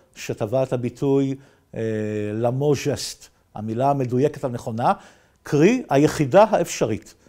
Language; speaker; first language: Hebrew; native; Hebrew